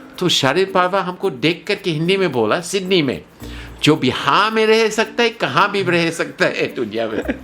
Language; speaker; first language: Hindi; non-native, fluent; English